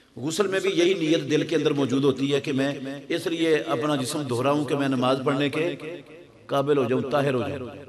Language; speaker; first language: Urdu; non-native, local second language; Punjabi